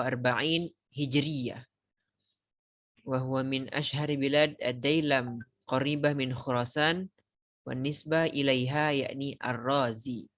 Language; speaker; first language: Arabic; non-native, fluent; Indonesian